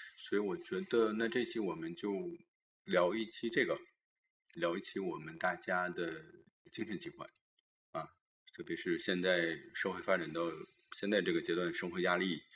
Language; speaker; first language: Chinese; native; Chinese